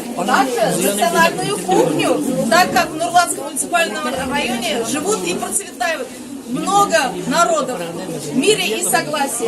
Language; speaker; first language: Russian; non-native, fluent; Uzbek